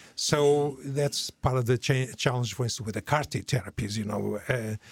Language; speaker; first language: English; non-native, fluent; Portuguese